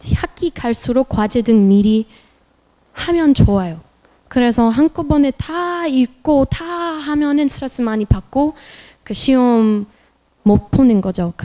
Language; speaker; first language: Korean; non-native, fluent; French